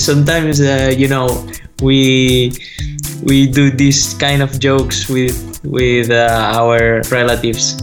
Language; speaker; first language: English; non-native, fluent; Spanish